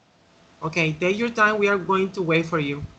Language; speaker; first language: English; non-native, fluent; Spanish